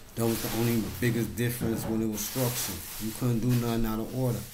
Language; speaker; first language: English; native; English